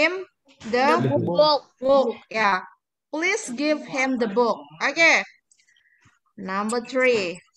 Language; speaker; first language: English; non-native, fluent; Indonesian